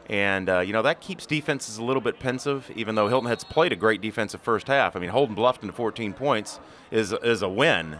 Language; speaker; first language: English; native; English